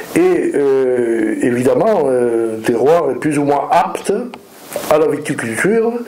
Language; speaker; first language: French; native; French